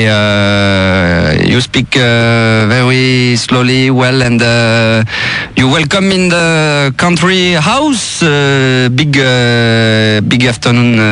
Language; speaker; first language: English; non-native, learner; French